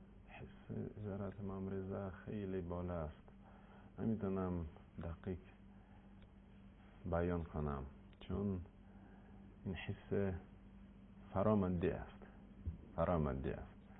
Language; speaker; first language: Persian; non-native, learner; Russian